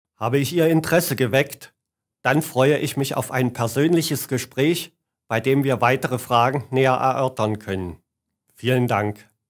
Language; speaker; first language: German; native; German